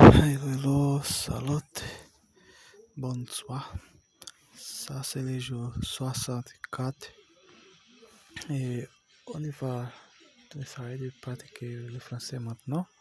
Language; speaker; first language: French; non-native, learner; Portuguese